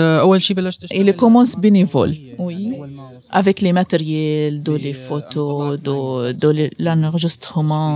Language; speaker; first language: French; non-native, learner; Arabic